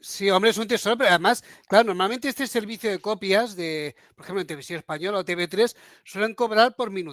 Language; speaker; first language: Spanish; native; Spanish